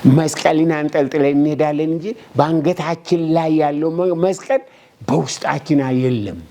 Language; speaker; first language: Amharic; non-native, local second language; Oromo